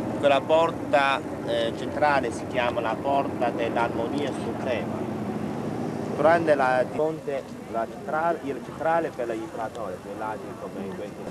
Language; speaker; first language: Italian; non-native, fluent; Chinese